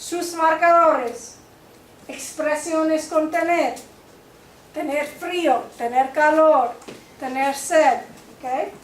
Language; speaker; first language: Spanish; non-native, fluent; English